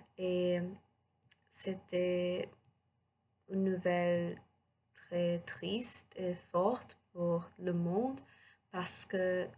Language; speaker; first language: French; non-native, learner; English